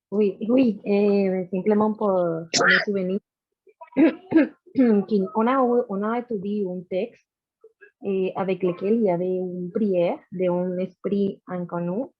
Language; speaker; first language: French; non-native, learner; Spanish